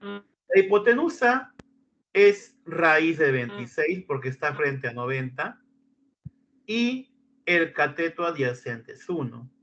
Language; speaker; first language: Spanish; native; Spanish